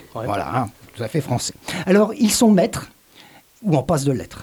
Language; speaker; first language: French; native; French